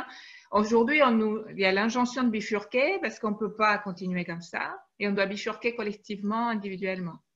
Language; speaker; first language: French; native; French